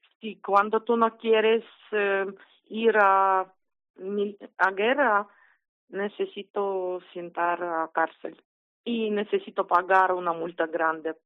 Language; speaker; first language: Spanish; non-native, learner; Ukrainian